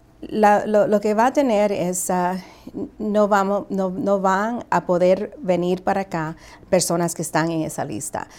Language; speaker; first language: Spanish; early bilingual, heritage; Spanish